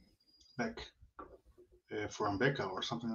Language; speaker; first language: English; non-native, learner; Spanish